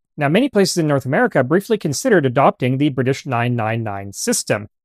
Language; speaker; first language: English; native; English